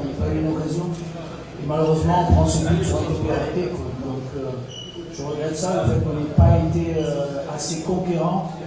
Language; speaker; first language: French; native; French